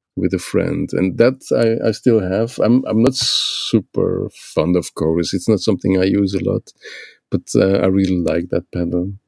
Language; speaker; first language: English; non-native, fluent; Portuguese